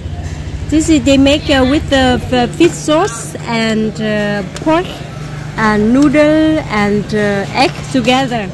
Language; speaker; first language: English; non-native, learner; Vietnamese